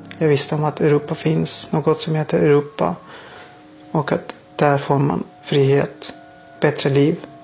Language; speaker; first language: Swedish; non-native, fluent; Persian